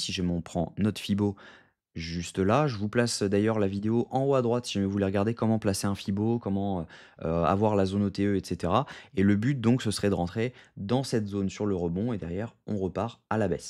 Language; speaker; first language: French; native; French